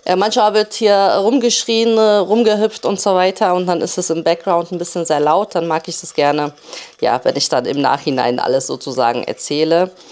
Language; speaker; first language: German; early bilingual, other home language; Polish